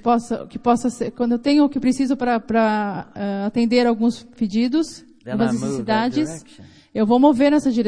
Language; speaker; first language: Portuguese; native; Portuguese